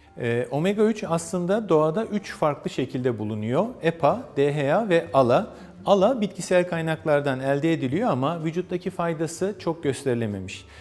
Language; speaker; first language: Turkish; native; Turkish